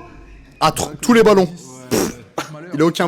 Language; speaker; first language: French; native; French